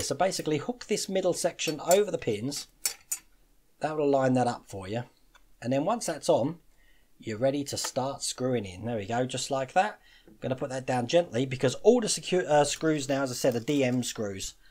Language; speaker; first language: English; native; English